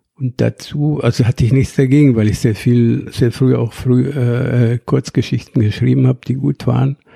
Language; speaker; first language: German; non-native, fluent; Arabic